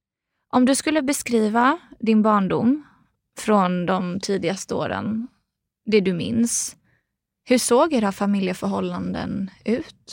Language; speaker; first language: Swedish; native; Swedish